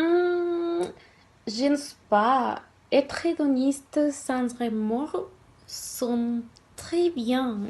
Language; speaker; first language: French; non-native, learner; Spanish